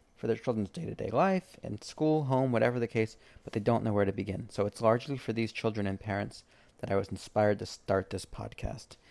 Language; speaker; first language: English; native; English